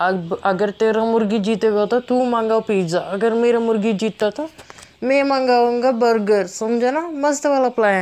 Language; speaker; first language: Hindi; native; Hindi